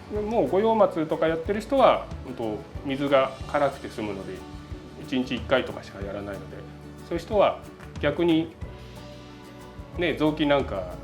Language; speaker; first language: Japanese; native; Japanese